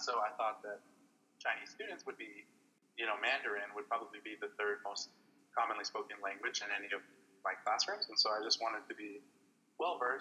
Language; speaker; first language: English; native; English